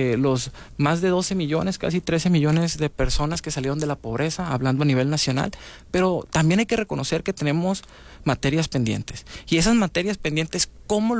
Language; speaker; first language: Spanish; native; Spanish